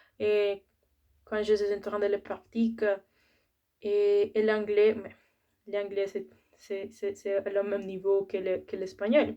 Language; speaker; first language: French; non-native, learner; Spanish